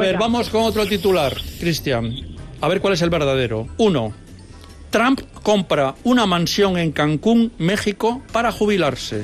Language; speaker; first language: Spanish; native; Spanish